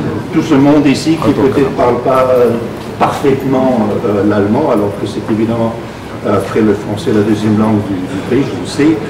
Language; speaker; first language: French; non-native, fluent; German